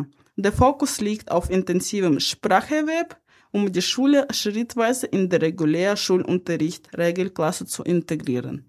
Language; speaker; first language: German; non-native, fluent; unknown